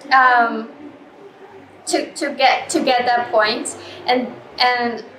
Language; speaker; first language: English; non-native, fluent; Chinese